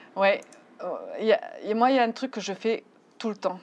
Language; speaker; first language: French; native; French